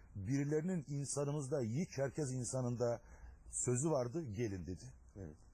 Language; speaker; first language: Turkish; non-native, local second language; Adyghe